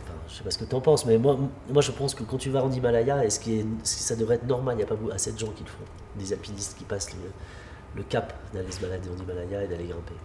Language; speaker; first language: French; native; French